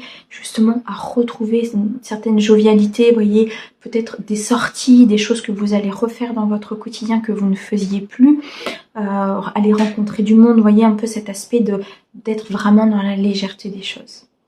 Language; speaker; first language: French; native; French